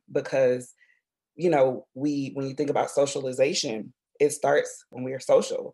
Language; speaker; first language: English; native; English